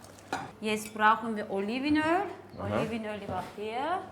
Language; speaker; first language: German; non-native, learner; Turkish